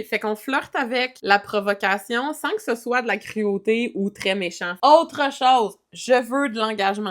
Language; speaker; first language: French; native; French